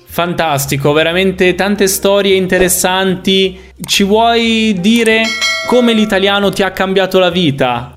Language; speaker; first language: Italian; native; Italian